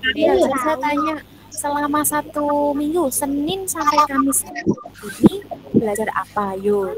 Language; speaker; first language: Indonesian; native; Indonesian